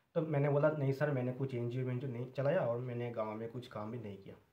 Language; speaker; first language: Hindi; non-native, local second language; Bangla